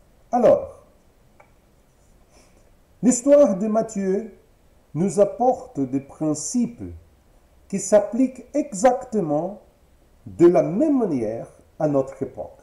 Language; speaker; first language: French; non-native, fluent; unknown